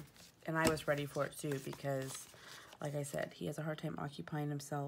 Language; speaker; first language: English; native; English